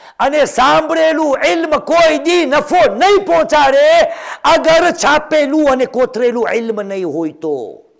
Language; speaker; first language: Gujarati; early bilingual, heritage; Gujarati